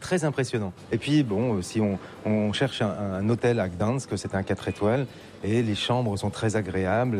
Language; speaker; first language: French; native; French